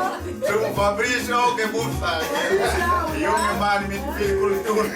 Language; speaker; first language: German; non-native, learner; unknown